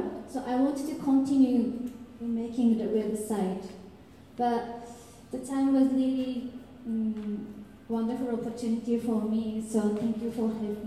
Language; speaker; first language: English; non-native, learner; Japanese